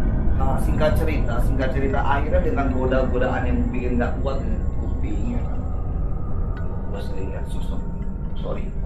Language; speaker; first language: Indonesian; native; Indonesian